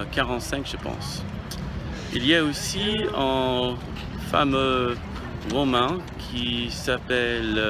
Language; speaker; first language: French; non-native, learner; English